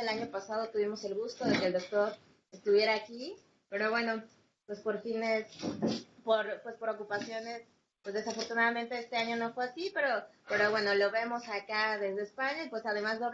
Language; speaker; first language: Spanish; native; Spanish